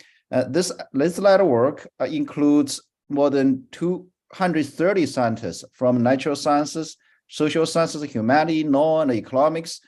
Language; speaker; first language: English; non-native, fluent; Chinese